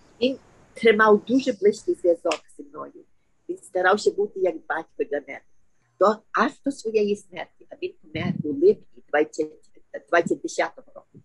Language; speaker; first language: Ukrainian; early bilingual, heritage; Ukrainian